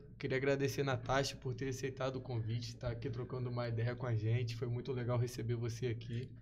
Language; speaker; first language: Portuguese; native; Portuguese